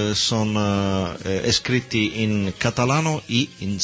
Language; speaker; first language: Spanish; non-native, learner; Italian